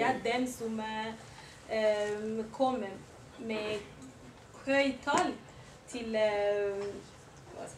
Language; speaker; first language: Norwegian; non-native, learner; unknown